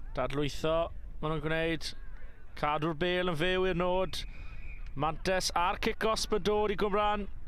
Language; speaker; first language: Welsh; native; Welsh